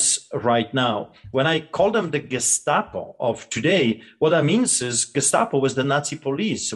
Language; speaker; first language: English; non-native, fluent; Polish